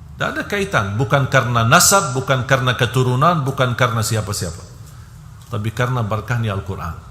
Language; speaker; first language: Indonesian; non-native, fluent; Arabic